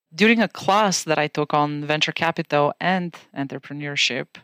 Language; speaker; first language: English; non-native, fluent; Bulgarian